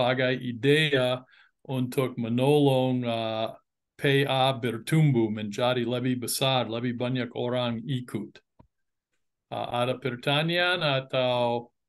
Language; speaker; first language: Indonesian; non-native, fluent; English